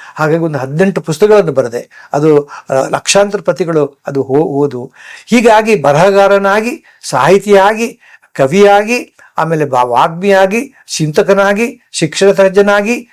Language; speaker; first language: Kannada; native; Kannada